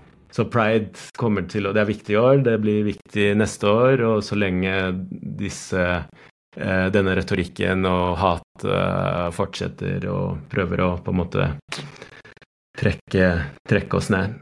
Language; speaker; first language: Norwegian; non-native, fluent; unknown